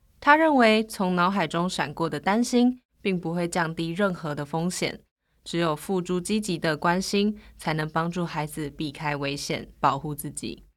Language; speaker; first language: Chinese; native; Chinese